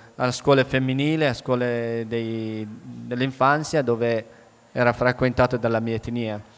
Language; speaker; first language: Italian; early bilingual, other home language; Persian